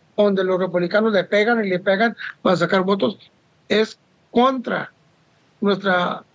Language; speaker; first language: Spanish; early bilingual, heritage; Spanish